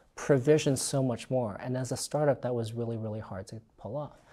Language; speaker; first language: English; native; English